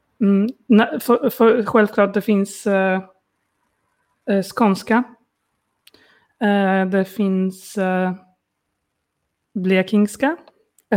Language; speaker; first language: Swedish; non-native, learner; Polish